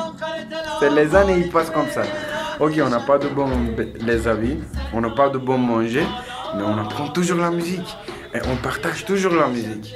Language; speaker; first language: French; non-native, learner; Kurdish